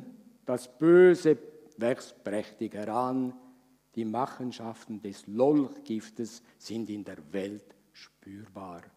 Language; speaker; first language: German; native; German